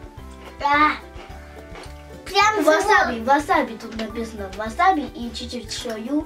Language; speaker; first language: Russian; early bilingual, heritage; Russian